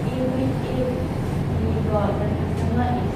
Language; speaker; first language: English; non-native, learner; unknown